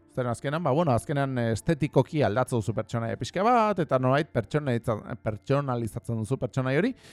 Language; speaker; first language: Basque; non-native, local second language; Spanish